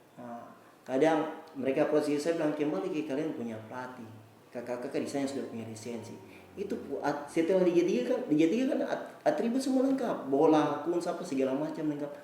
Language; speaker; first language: Indonesian; native; Indonesian